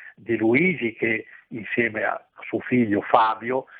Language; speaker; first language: Italian; native; Italian